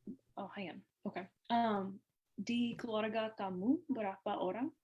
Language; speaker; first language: Indonesian; non-native, learner; English